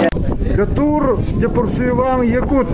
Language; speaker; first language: French; non-native, fluent; Russian